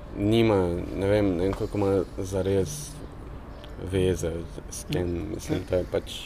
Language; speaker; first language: Slovenian; native; Slovenian